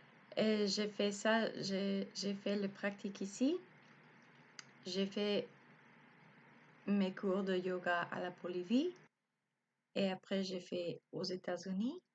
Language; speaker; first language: French; non-native, learner; Spanish